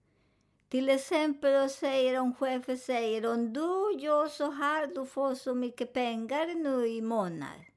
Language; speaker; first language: Swedish; non-native, learner; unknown